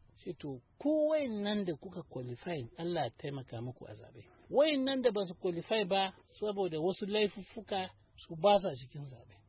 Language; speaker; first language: Hausa; non-native, local second language; Fula